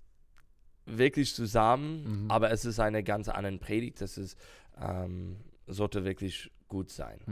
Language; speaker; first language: German; non-native, learner; English